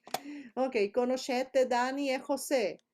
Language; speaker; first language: Italian; non-native, fluent; Spanish